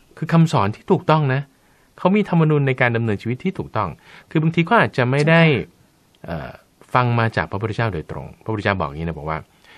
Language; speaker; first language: Thai; native; Thai